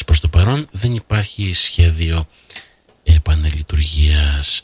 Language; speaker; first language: Greek; native; Greek